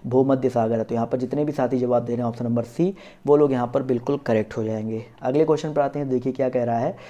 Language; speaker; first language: Hindi; native; Hindi